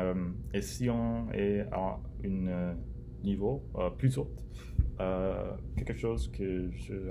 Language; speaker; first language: French; non-native, learner; English